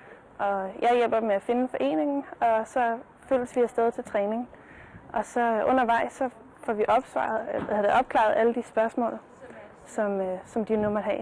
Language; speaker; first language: Danish; native; Danish